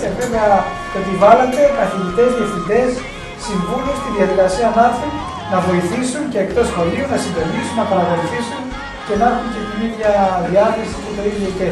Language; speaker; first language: Greek; native; Greek